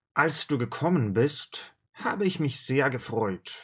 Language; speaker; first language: German; non-native, fluent; Russian